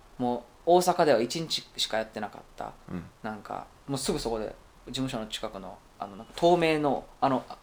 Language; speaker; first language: Japanese; native; Japanese